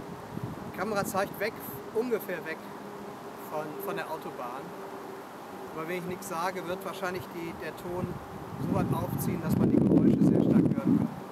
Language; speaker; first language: German; native; German